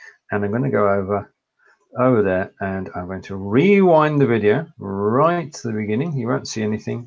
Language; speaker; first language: English; native; English